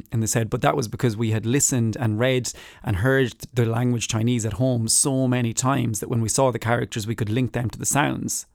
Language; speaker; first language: English; native; English